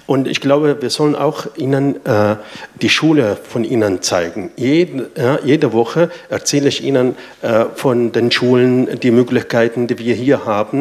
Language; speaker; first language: German; non-native, fluent; Arabic